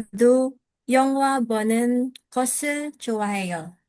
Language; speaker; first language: Korean; non-native, learner; Filipino